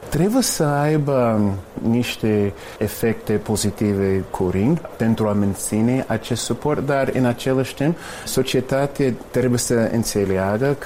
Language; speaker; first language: Romanian; non-native, fluent; English